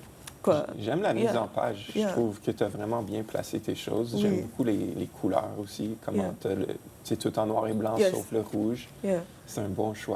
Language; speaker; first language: French; native; French